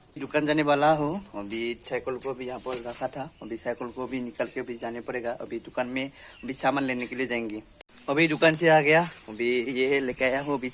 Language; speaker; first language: Hindi; non-native, local second language; Assamese